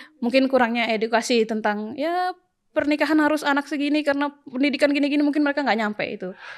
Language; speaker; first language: Indonesian; native; Indonesian